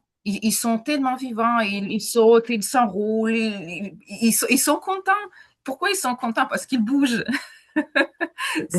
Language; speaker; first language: French; non-native, fluent; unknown